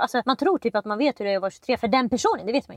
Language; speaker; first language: Swedish; native; Swedish